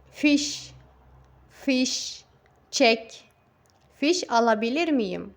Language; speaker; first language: Turkish; non-native, fluent; Uzbek